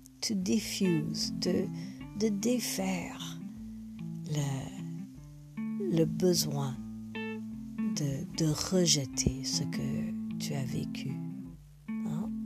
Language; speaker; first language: French; non-native, fluent; English